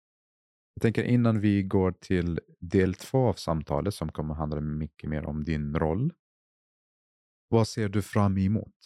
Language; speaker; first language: Swedish; non-native, fluent; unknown